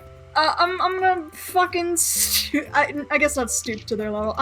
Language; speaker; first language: English; native; English